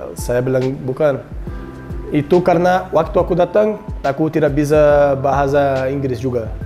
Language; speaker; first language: Indonesian; non-native, learner; Portuguese